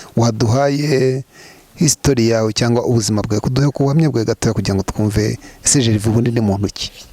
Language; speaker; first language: Kinyarwanda; native; Kinyarwanda